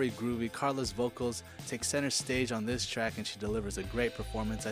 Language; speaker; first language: English; native; English